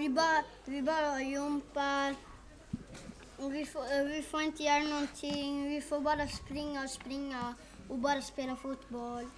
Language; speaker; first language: Swedish; early bilingual, other home language; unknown